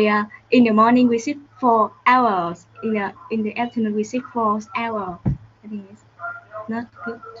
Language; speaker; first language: English; non-native, learner; Vietnamese